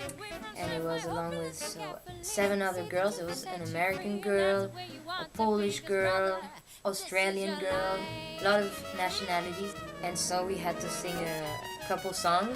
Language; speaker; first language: English; non-native, fluent; French